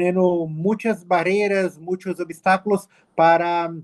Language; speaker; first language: Spanish; non-native, learner; Portuguese